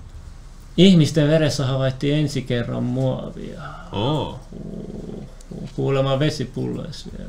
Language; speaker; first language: Finnish; native; Finnish